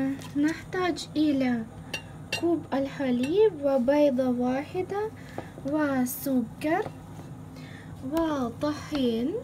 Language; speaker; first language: Arabic; non-native, fluent; Ukrainian